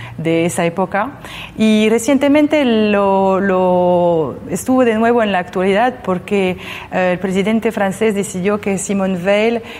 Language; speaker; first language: Spanish; non-native, fluent; French